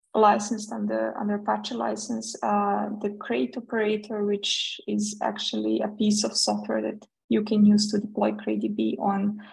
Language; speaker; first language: English; non-native, fluent; Serbian